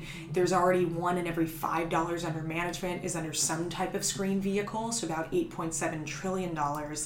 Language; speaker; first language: English; native; English